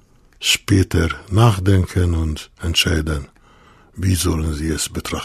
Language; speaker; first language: German; non-native, fluent; Hungarian